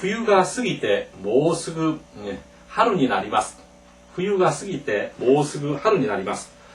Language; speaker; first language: Japanese; non-native, fluent; Korean